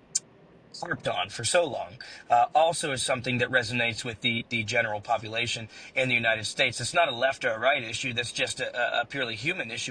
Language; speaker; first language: English; native; English